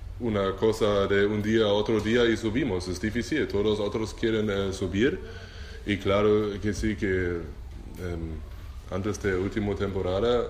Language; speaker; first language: Spanish; non-native, learner; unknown